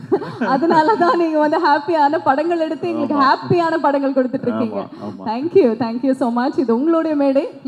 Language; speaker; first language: Tamil; native; Tamil